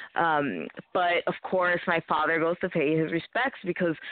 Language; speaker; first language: English; early bilingual, other home language; Spanish